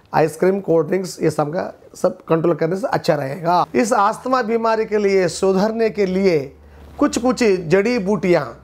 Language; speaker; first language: Hindi; non-native, local second language; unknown